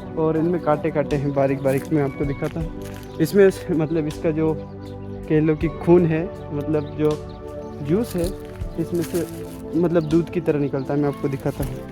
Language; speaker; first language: Hindi; non-native, local second language; Bhili